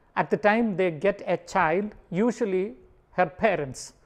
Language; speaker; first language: English; non-native, local second language; Malayalam